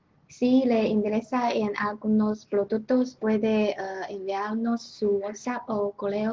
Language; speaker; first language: Spanish; non-native, learner; Chinese